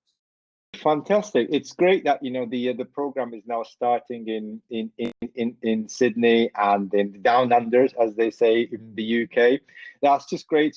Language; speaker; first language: English; non-native, fluent; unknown